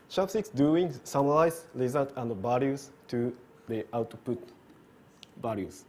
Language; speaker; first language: English; non-native, learner; Japanese